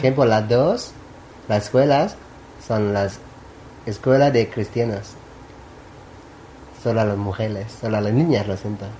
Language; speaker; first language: Spanish; non-native, learner; Thai